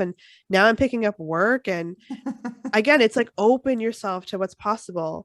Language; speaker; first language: English; native; English